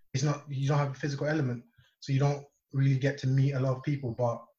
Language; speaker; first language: English; non-native, local second language; Yoruba